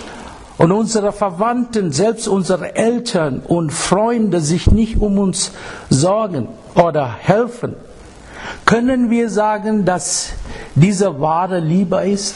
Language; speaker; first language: German; non-native, fluent; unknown